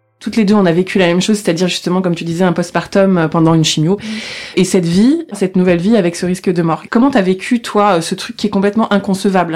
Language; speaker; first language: French; native; French